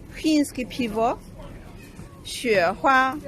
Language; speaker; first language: Polish; non-native, learner; Chinese